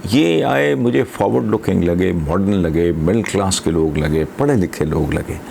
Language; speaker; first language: Urdu; non-native, local second language; Punjabi